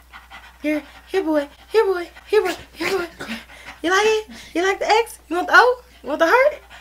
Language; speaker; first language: English; native; English